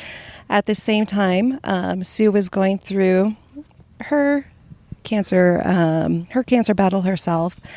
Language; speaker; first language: English; native; English